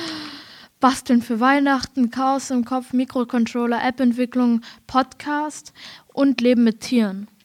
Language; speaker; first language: German; native; German